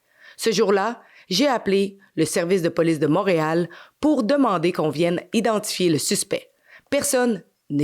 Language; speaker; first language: French; native; French